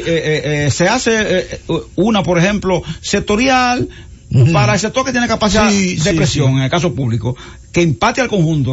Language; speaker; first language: Spanish; native; Spanish